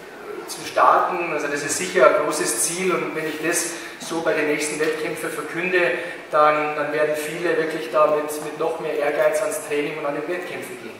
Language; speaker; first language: German; native; German